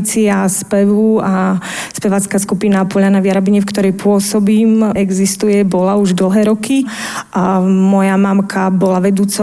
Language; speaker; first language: Slovak; non-native, local second language; Rusyn